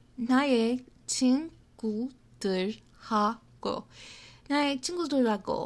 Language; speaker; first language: Korean; non-native, fluent; English